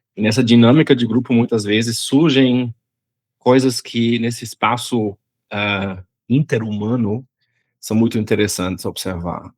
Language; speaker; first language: Portuguese; non-native, fluent; German